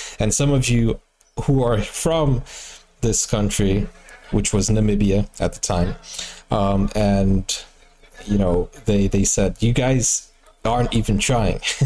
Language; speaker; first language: English; native; English